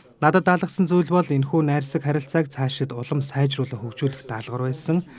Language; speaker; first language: Mongolian; non-native, fluent; Turkish